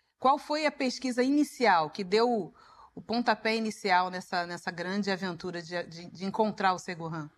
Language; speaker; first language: Portuguese; native; Portuguese